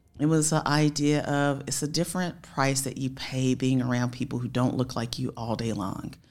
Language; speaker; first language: English; native; English